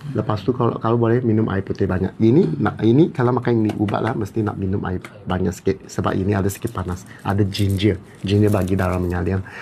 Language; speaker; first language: Malay; non-native, local second language; Cantonese